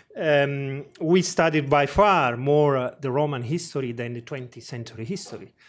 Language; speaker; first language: English; non-native, fluent; Italian